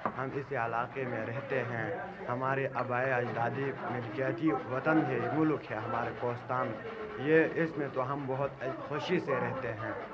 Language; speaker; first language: Urdu; non-native, local second language; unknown